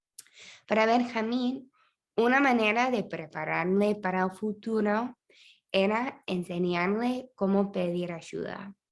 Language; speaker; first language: Spanish; non-native, fluent; English